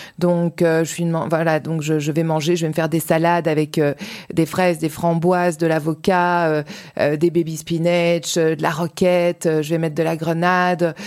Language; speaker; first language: French; native; French